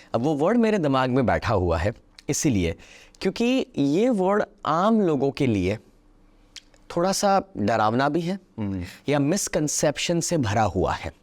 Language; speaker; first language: Hindi; non-native, local second language; Gujarati